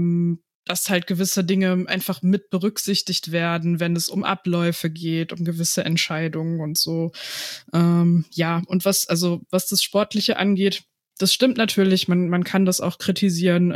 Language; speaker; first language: German; native; German